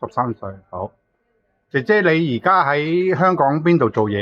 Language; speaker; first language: Cantonese; native; Cantonese